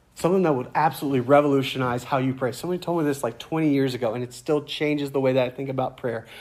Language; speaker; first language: English; native; English